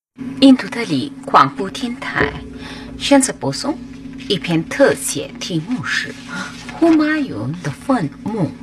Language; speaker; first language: Chinese; non-native, fluent; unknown